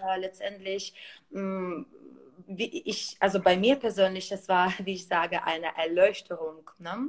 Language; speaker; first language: German; non-native, fluent; Russian